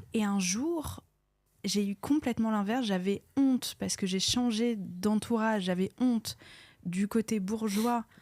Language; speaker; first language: French; native; French